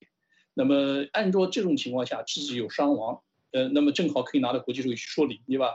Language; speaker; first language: Chinese; native; Chinese